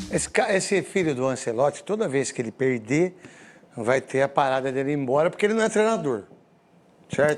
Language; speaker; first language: Portuguese; native; Portuguese